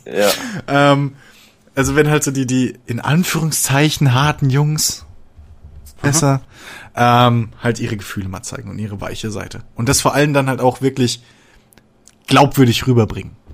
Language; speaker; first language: German; native; German